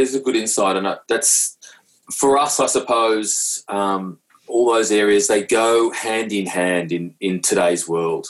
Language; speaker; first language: English; native; English